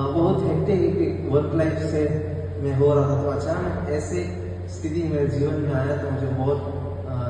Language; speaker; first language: Hindi; non-native, local second language; Malayalam